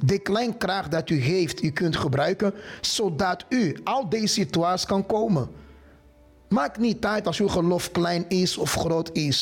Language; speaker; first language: Dutch; non-native, fluent; Portuguese